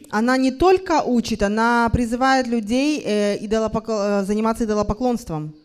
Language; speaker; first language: Russian; native; Russian